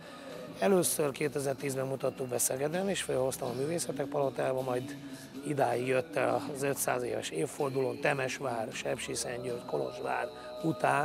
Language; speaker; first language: Hungarian; native; Hungarian